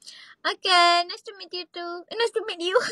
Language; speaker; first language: English; non-native, learner; Indonesian